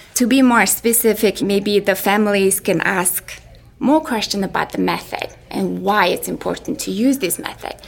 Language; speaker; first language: English; non-native, fluent; Mongolian